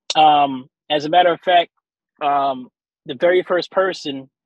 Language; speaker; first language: English; native; English